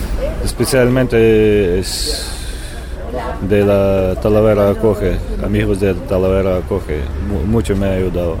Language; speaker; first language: Spanish; non-native, learner; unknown